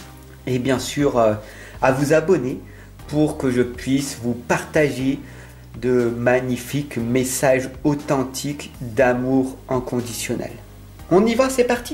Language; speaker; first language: French; native; French